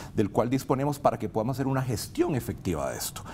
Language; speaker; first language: Spanish; native; Spanish